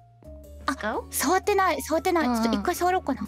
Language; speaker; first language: Japanese; native; Japanese